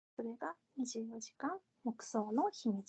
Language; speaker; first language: Japanese; non-native, fluent; Korean